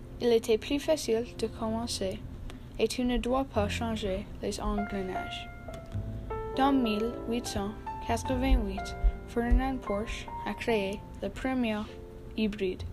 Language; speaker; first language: French; non-native, learner; English